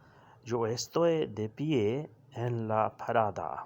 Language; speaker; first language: Spanish; non-native, learner; Urdu